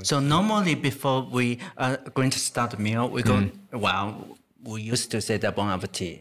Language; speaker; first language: English; non-native, fluent; Chinese